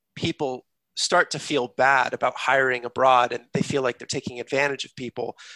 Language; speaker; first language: English; native; English